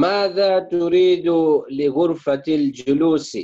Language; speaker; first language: Arabic; non-native, learner; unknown